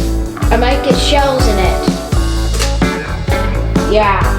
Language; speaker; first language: English; native; English